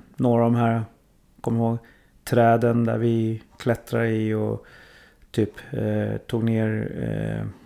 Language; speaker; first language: Swedish; early bilingual, other home language; Thai